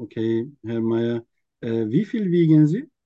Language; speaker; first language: German; non-native, fluent; Turkish